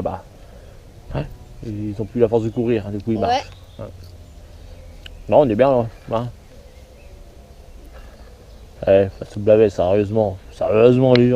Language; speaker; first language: French; native; French